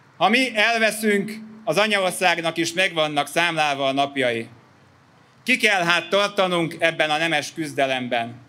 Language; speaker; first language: Hungarian; native; Hungarian